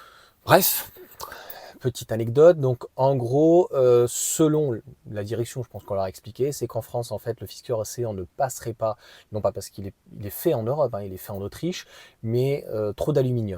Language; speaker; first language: French; native; French